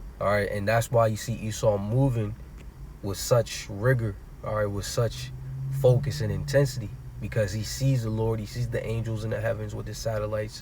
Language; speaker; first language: English; native; English